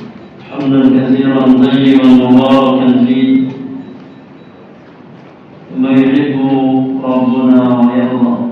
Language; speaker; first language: Arabic; non-native, fluent; Indonesian